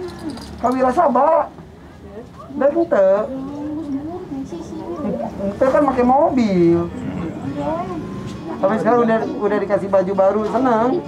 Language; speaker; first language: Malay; non-native, local second language; Sundanese